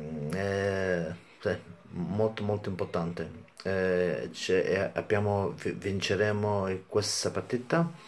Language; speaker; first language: Italian; non-native, learner; German